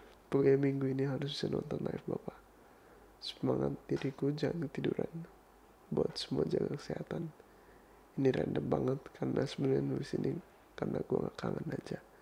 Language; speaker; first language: Indonesian; early bilingual, heritage; Indonesian